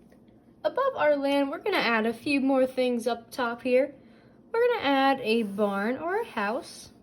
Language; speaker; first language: English; native; English